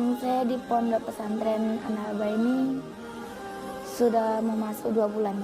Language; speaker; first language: Indonesian; native; Indonesian